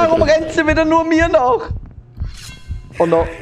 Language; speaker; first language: German; native; German